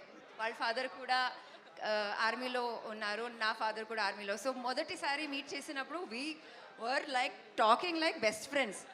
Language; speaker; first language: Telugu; non-native, fluent; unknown